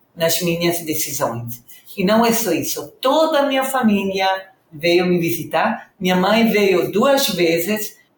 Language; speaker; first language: Portuguese; non-native, fluent; Italian